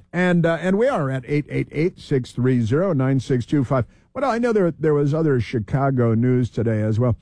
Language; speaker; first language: English; native; English